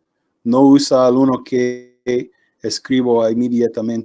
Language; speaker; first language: Spanish; non-native, learner; English